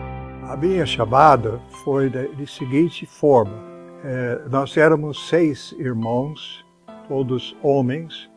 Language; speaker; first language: Portuguese; non-native, fluent; English